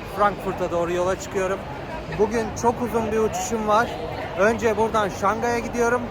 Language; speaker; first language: Turkish; native; Turkish